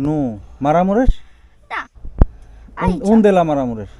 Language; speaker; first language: Romanian; non-native, learner; Bangla